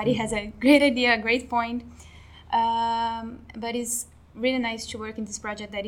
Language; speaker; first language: English; non-native, fluent; Portuguese